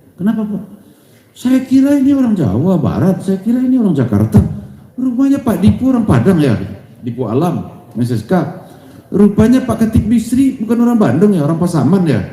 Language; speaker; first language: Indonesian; non-native, local second language; Minangkabau